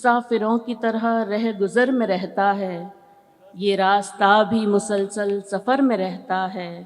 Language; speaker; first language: Hindi; native; Hindi